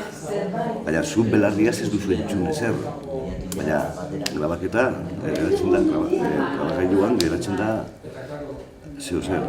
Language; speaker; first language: Basque; non-native, local second language; Spanish